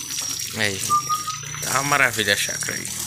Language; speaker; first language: Portuguese; native; Portuguese